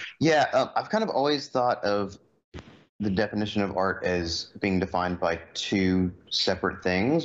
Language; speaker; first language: English; native; English